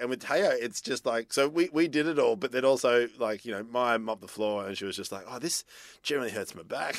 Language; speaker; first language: English; native; English